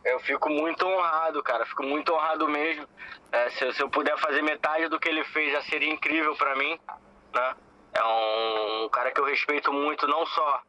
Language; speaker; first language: Portuguese; native; Portuguese